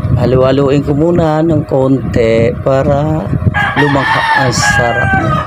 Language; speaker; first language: Filipino; non-native, local second language; Bikol